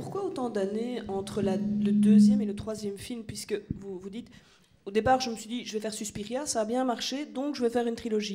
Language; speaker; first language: French; native; French